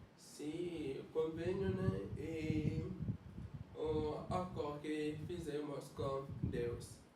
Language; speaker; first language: Portuguese; non-native, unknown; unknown